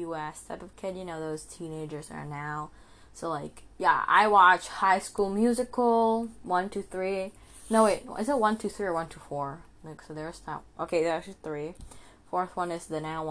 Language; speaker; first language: English; non-native, fluent; Indonesian